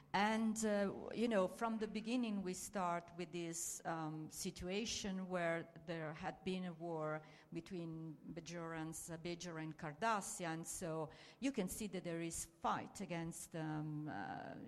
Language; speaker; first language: English; non-native, fluent; Italian